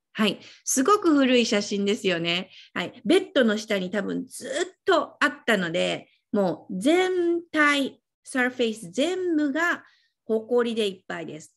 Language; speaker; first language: Japanese; native; Japanese